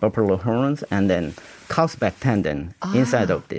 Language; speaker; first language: English; non-native, learner; Korean